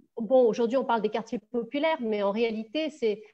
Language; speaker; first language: French; native; French